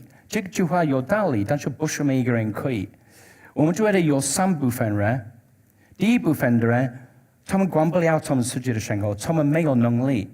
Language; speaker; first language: Chinese; non-native, learner; English